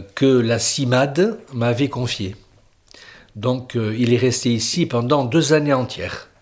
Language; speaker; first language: French; native; French